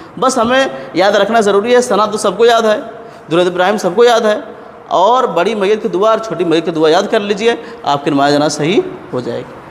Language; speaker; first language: Urdu; native; Urdu